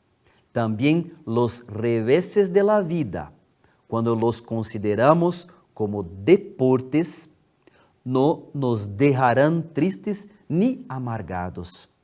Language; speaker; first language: Spanish; non-native, fluent; Portuguese